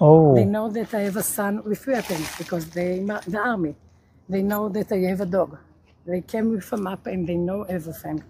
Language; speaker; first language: English; non-native, learner; Hebrew